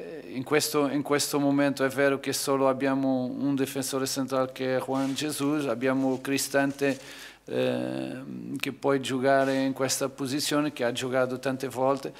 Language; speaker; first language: Italian; non-native, fluent; Portuguese